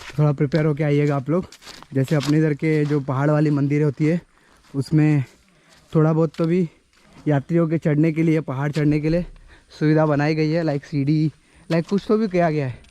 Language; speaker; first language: Hindi; native; Hindi